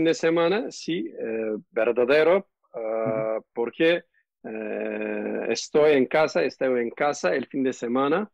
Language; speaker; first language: Spanish; non-native, learner; Turkish